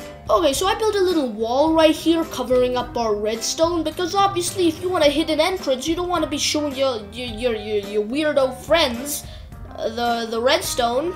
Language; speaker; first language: English; native; English